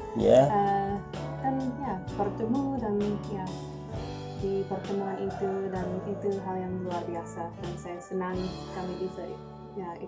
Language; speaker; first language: Indonesian; non-native, learner; English